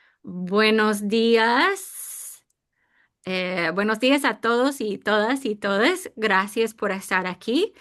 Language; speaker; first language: Spanish; non-native, fluent; English